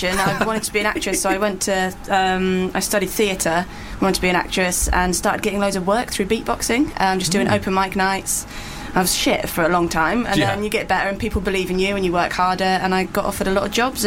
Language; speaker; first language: English; native; English